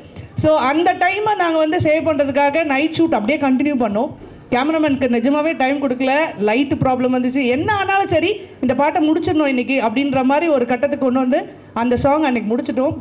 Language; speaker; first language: Tamil; native; Tamil